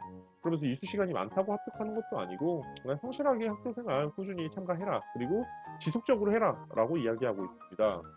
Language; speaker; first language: Korean; native; Korean